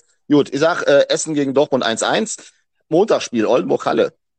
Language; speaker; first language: German; native; German